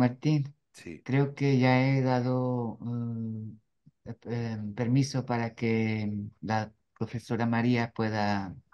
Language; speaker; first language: Spanish; non-native, learner; Portuguese